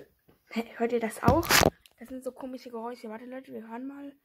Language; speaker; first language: German; native; German